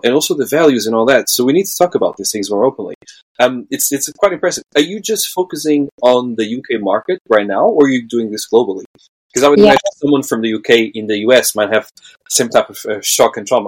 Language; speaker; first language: English; non-native, fluent; Portuguese